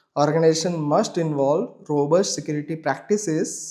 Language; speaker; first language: English; non-native, local second language; Gujarati